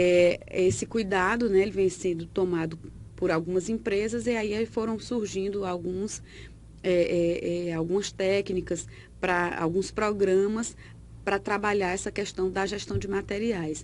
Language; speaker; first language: Portuguese; native; Portuguese